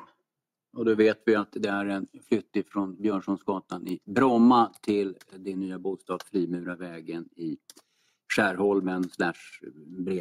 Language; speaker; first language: Swedish; native; Swedish